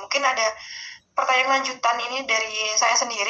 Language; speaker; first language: Indonesian; native; Indonesian